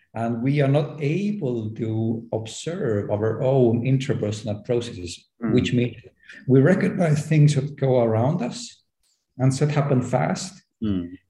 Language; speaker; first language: English; non-native, fluent; Estonian